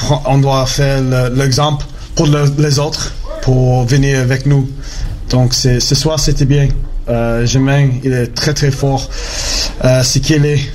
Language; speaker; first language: French; non-native, learner; English